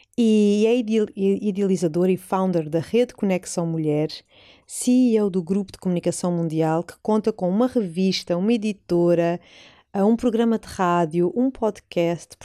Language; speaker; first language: Portuguese; native; Portuguese